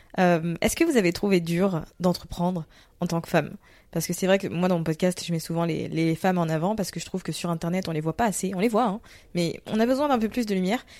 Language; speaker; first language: French; native; French